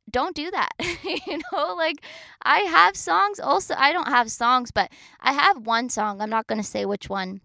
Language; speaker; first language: English; native; English